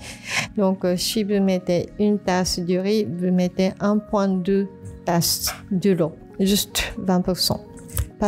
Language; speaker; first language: French; non-native, fluent; Japanese